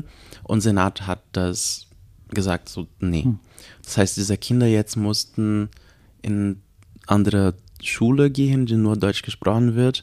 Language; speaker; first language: German; non-native, learner; Portuguese